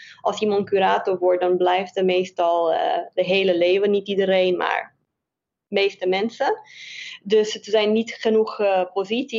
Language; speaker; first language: Dutch; non-native, fluent; Romanian